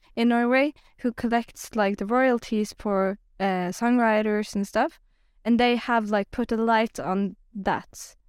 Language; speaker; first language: English; non-native, fluent; Norwegian